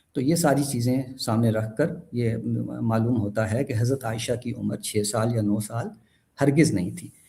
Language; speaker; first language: Urdu; native; Urdu